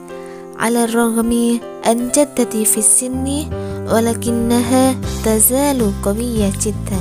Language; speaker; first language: Arabic; non-native, learner; Indonesian